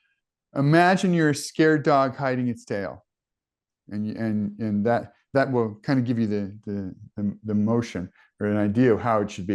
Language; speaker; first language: English; native; English